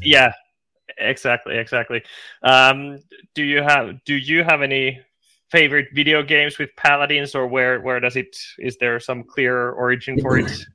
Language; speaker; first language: English; non-native, fluent; Finnish